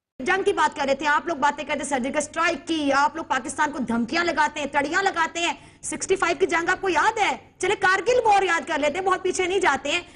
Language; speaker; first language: Urdu; native; Urdu